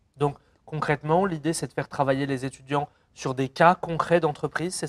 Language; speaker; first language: French; native; French